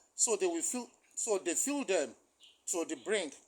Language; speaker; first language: English; non-native, local second language; Yoruba